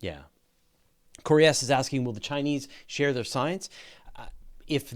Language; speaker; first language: English; native; English